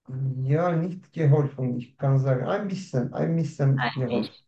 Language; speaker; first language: German; non-native, learner; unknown